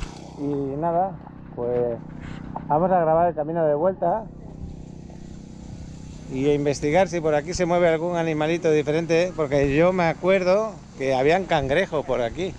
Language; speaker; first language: Spanish; native; Spanish